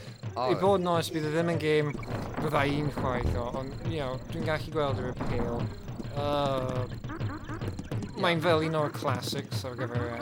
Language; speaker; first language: Welsh; non-native, local second language; English